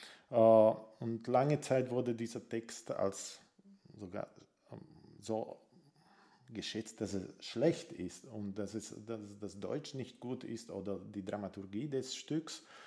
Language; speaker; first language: German; non-native, fluent; Slovak